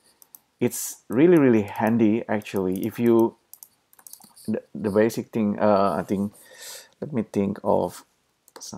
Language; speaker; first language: English; non-native, fluent; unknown